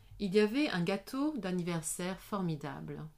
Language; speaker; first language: French; non-native, learner; English